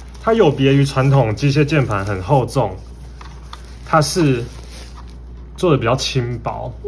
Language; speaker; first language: Chinese; native; Chinese